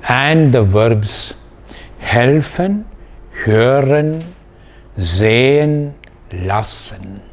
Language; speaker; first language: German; non-native, fluent; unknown